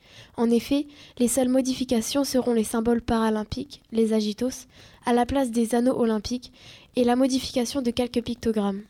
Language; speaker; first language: French; native; French